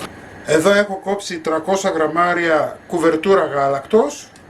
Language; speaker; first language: Greek; native; Greek